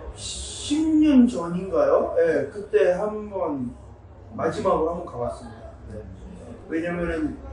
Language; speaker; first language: Korean; early bilingual, heritage; Korean